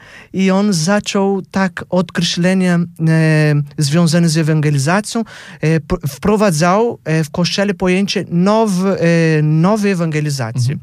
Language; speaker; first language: Polish; non-native, fluent; Portuguese